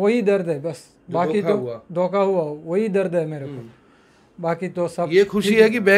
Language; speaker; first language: Hindi; non-native, local second language; Malayalam